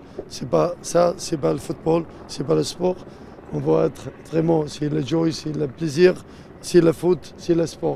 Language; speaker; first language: French; non-native, learner; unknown